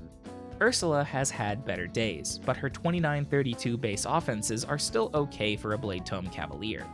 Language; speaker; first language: English; native; English